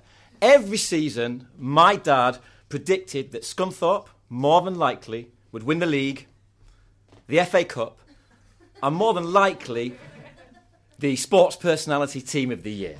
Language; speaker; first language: English; native; English